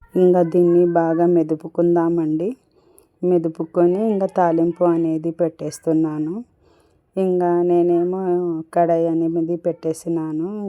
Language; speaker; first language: Telugu; non-native, local second language; Urdu